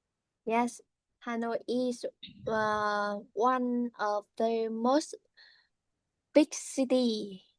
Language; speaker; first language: English; non-native, learner; Vietnamese